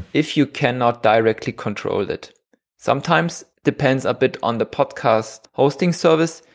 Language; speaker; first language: English; non-native, fluent; German